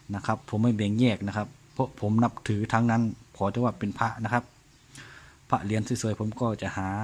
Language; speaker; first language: Thai; non-native, local second language; Northeastern Thai